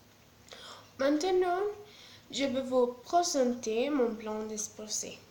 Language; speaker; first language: French; non-native, learner; Spanish